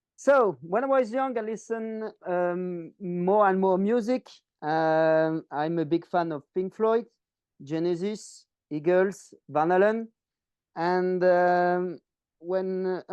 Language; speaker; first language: English; non-native, learner; French